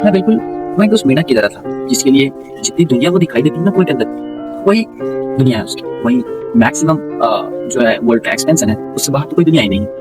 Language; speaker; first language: Hindi; native; Hindi